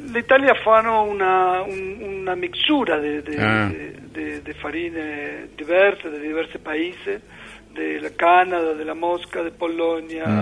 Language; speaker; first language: Italian; non-native, learner; Spanish